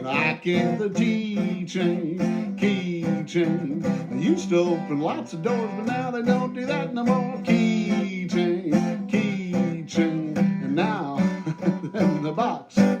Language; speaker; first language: English; native; English